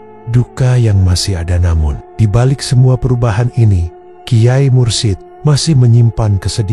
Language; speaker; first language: Indonesian; native; Indonesian